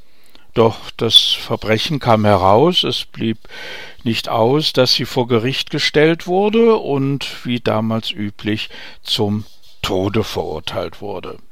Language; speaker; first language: German; native; German